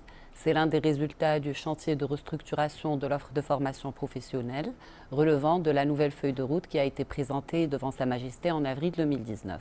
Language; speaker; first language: French; non-native, local second language; Arabic